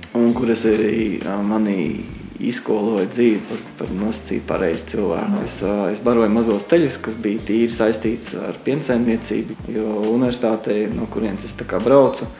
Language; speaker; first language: Latvian; native; Latvian